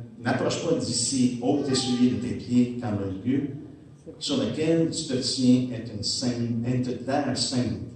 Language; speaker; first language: French; native; French